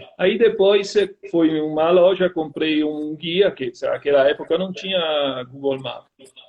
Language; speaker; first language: Portuguese; non-native, fluent; Italian